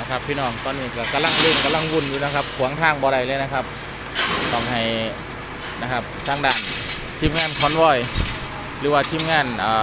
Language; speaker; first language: Thai; native; Thai